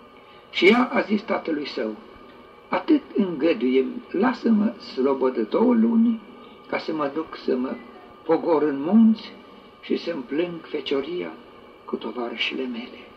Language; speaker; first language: Romanian; native; Romanian